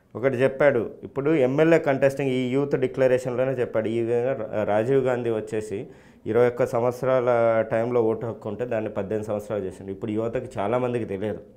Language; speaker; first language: Telugu; native; Telugu